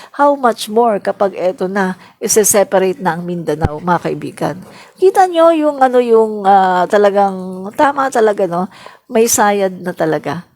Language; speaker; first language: Filipino; non-native, local second language; Cebuano